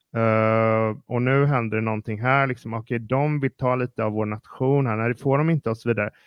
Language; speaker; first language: Swedish; native; Swedish